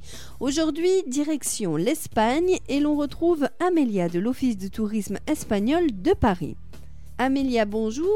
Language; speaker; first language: French; native; French